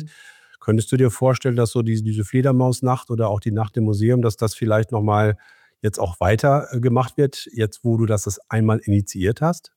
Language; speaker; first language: German; native; German